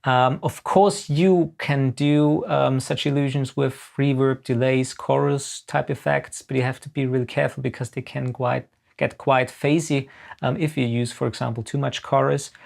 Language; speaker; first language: English; non-native, fluent; German